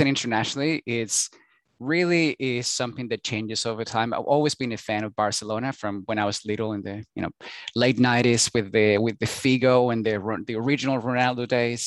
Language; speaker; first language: English; non-native, fluent; Spanish